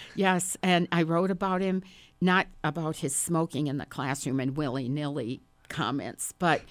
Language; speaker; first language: English; native; English